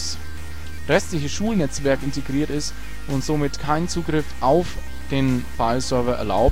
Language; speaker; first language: German; native; German